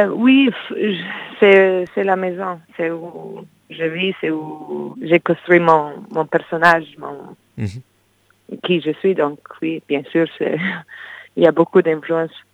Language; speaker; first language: French; non-native, fluent; English